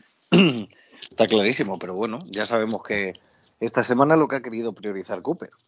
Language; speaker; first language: Spanish; native; Spanish